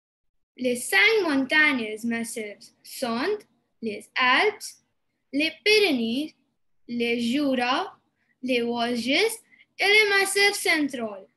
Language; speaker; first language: French; non-native, learner; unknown